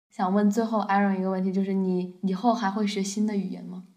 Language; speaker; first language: Chinese; native; Chinese